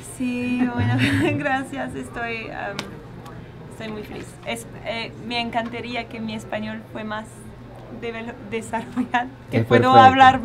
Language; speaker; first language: Spanish; non-native, learner; French